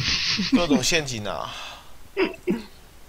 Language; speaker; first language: Chinese; native; Chinese